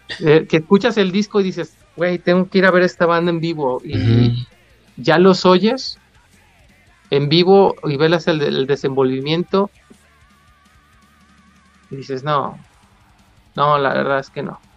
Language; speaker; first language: Spanish; native; Spanish